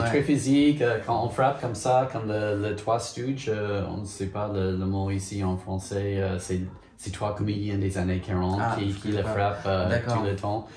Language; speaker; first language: French; non-native, fluent; English